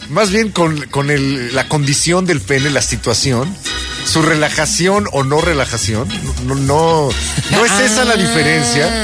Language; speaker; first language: Spanish; native; Spanish